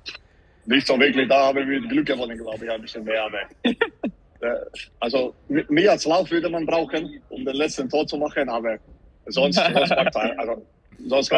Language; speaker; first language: German; non-native, fluent; Finnish